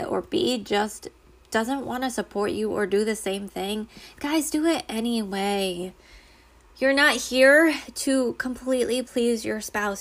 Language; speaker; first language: English; native; English